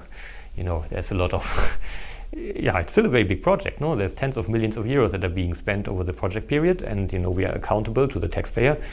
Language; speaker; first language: English; non-native, fluent; German